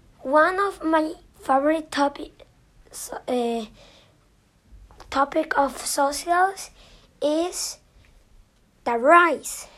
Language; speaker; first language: English; non-native, learner; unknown